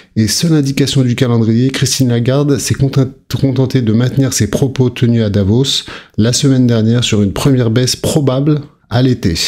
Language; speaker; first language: French; native; French